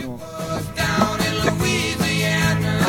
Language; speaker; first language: Italian; native; Italian